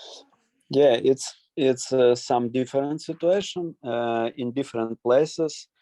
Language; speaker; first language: English; non-native, learner; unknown